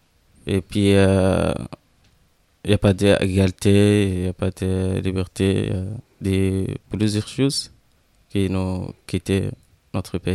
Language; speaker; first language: French; non-native, learner; Arabic